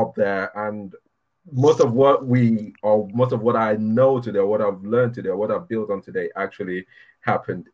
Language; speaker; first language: English; non-native, local second language; Yoruba